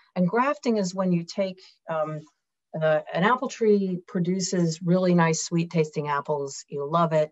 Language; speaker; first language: English; native; English